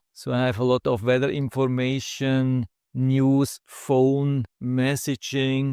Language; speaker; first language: English; non-native, fluent; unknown